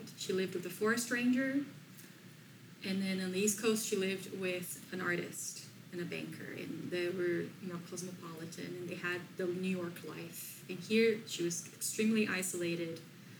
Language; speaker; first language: English; non-native, fluent; Portuguese